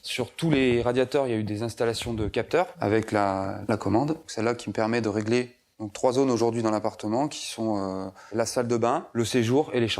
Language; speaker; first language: French; native; French